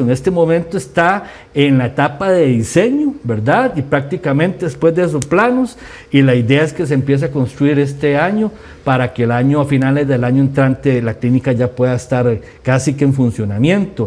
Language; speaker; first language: Spanish; native; Spanish